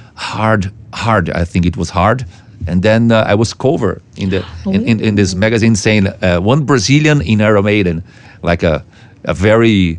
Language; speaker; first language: English; non-native, fluent; Portuguese